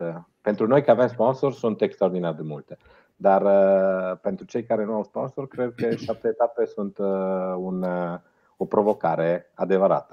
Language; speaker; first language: Romanian; non-native, fluent; Italian